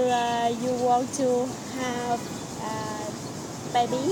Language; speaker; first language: English; non-native, learner; Vietnamese